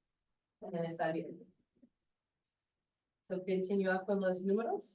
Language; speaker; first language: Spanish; non-native, learner; English